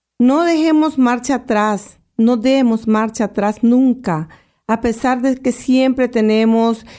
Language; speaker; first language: Spanish; native; Spanish